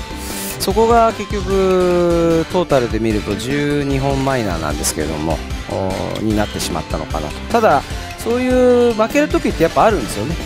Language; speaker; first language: Japanese; native; Japanese